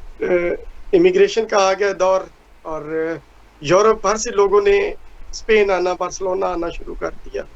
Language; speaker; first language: Hindi; non-native, local second language; Punjabi